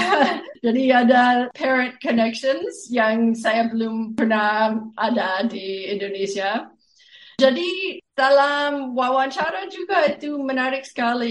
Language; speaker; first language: Indonesian; non-native, fluent; English